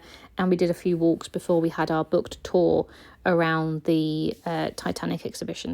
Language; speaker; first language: English; native; English